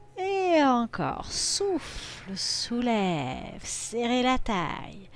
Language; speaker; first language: French; native; French